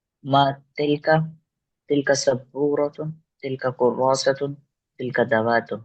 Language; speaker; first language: Arabic; non-native, learner; Urdu